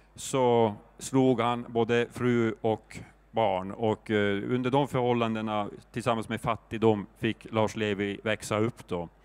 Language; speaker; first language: Swedish; native; Swedish